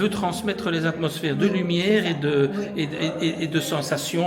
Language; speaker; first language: French; native; French